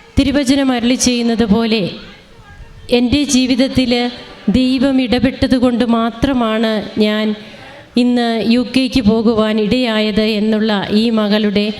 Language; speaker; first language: Malayalam; native; Malayalam